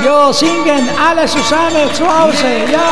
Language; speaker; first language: German; non-native, learner; Italian